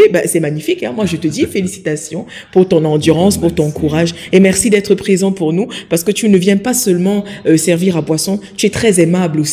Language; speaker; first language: French; native; French